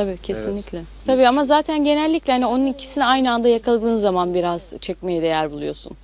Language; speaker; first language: Turkish; native; Turkish